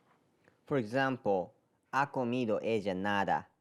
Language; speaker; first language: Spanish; non-native, learner; Japanese